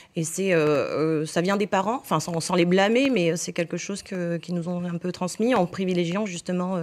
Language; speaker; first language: French; native; French